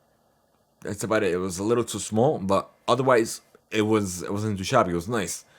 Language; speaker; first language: English; early bilingual, heritage; Arabic